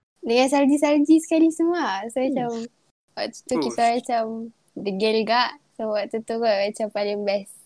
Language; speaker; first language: Malay; native; Malay